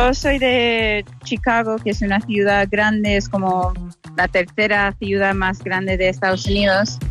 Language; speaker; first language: Spanish; non-native, fluent; English